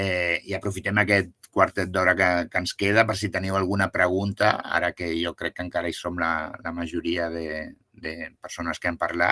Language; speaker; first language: Catalan; native; Catalan